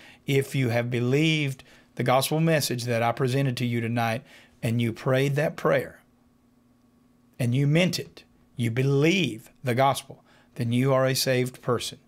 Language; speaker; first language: English; native; English